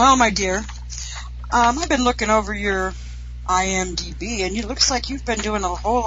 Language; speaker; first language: English; native; English